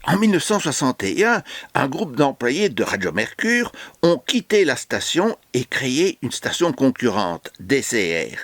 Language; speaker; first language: French; native; French